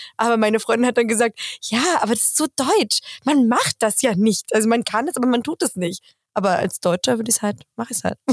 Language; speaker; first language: German; native; German